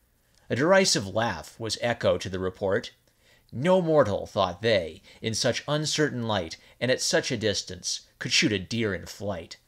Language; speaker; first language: English; native; English